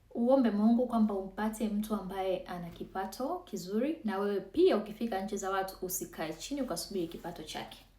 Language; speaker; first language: Swahili; native; Swahili